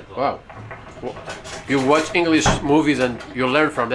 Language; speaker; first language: English; non-native, learner; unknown